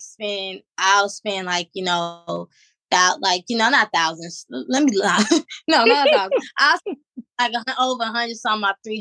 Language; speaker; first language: English; native; English